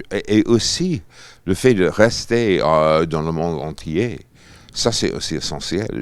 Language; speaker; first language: French; non-native, fluent; English